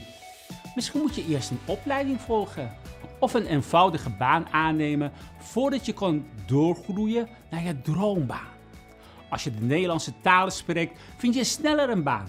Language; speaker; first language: Dutch; non-native, fluent; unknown